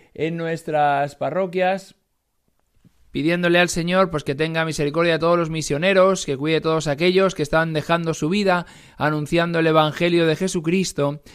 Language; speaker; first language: Spanish; native; Spanish